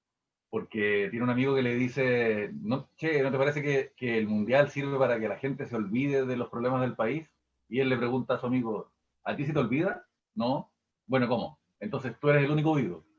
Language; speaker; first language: Spanish; native; Spanish